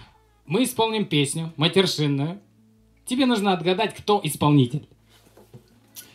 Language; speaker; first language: Russian; native; Russian